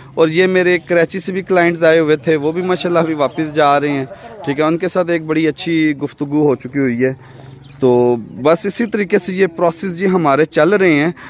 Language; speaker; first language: Urdu; non-native, local second language; Punjabi